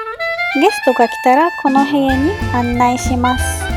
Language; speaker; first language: Japanese; non-native, fluent; Arabic